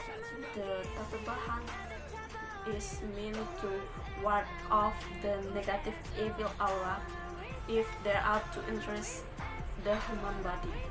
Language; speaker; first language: English; non-native, learner; Balinese